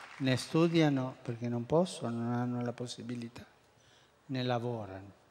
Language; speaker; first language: Italian; non-native, fluent; Spanish